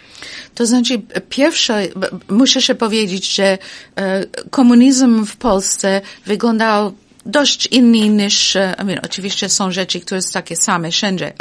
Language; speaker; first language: Polish; non-native, fluent; English